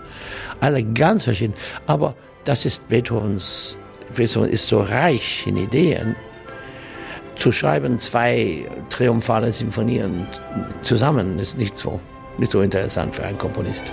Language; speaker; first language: German; non-native, learner; English